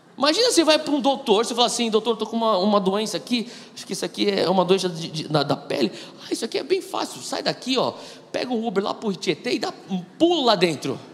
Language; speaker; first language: Portuguese; native; Portuguese